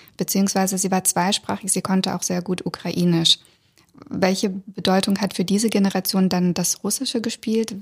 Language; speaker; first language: German; early bilingual, other home language; Russian